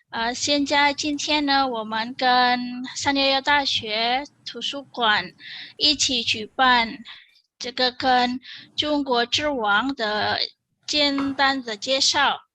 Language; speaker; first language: Chinese; non-native, fluent; Indonesian